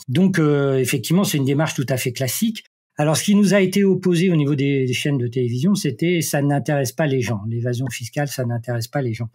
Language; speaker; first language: French; native; French